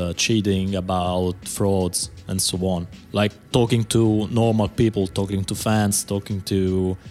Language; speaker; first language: English; non-native, fluent; Italian